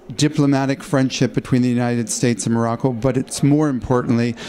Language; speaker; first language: English; native; English